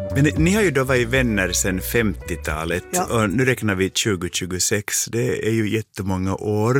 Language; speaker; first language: Swedish; native; Swedish